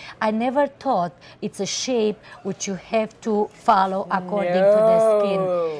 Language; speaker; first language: English; non-native, fluent; Romanian